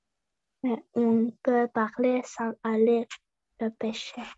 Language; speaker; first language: French; non-native, learner; Russian